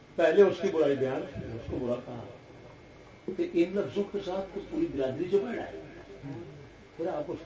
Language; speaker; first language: Urdu; non-native, local second language; Punjabi